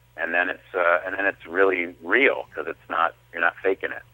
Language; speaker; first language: English; native; English